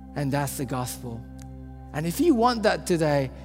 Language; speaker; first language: English; non-native, fluent; Japanese